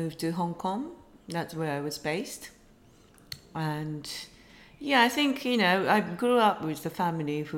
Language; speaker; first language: English; non-native, fluent; Japanese